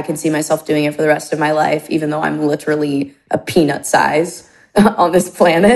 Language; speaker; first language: English; native; English